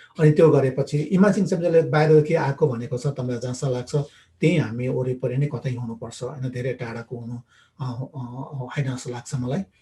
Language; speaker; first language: Nepali; non-native, local second language; Limbu